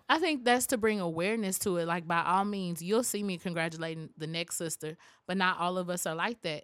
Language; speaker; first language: English; native; English